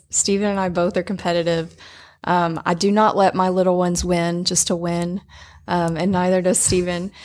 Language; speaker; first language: English; native; English